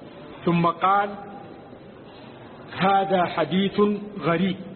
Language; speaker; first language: Arabic; native; Arabic